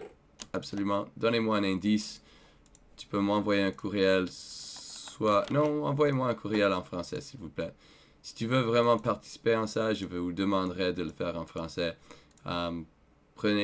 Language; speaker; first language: French; non-native, learner; English